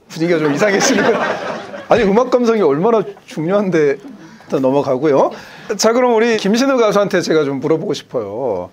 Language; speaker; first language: Korean; native; Korean